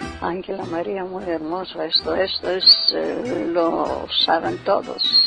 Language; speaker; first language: Spanish; early bilingual, heritage; Ladino